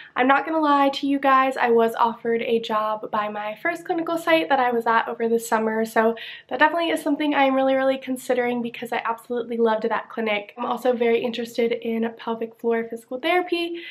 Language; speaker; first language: English; native; English